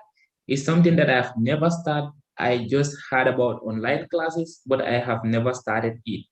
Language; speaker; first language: English; non-native, learner; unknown